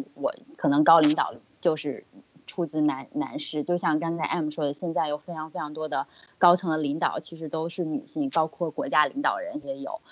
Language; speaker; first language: Chinese; native; Chinese